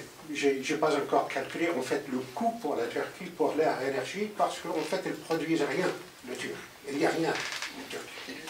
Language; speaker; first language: French; non-native, fluent; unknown